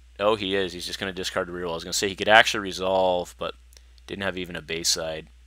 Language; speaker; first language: English; native; English